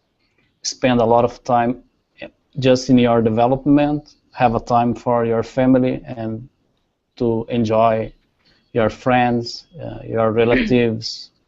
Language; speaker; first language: English; non-native, learner; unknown